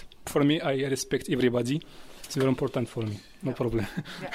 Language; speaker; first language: English; non-native, learner; Arabic